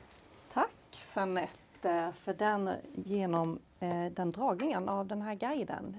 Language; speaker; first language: Swedish; native; Swedish